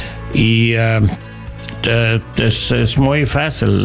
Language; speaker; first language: Spanish; non-native, learner; English